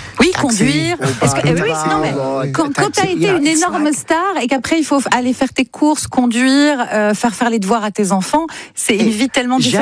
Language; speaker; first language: French; native; French